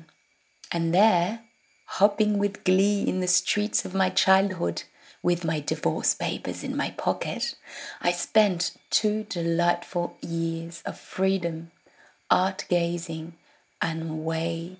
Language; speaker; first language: English; non-native, fluent; French